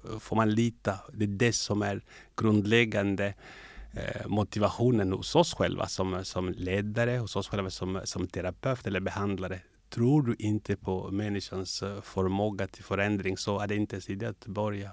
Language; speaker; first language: Swedish; non-native, fluent; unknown